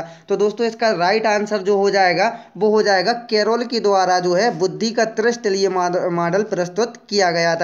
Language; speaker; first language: Hindi; native; Hindi